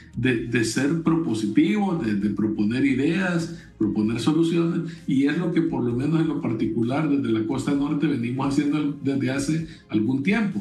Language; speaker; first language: Spanish; native; Spanish